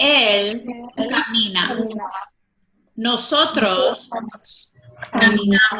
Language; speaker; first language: Spanish; non-native, fluent; English